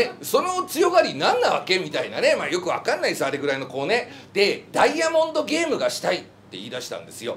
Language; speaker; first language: Japanese; native; Japanese